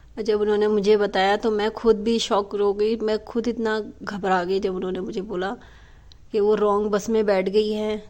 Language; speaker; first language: Hindi; native; Hindi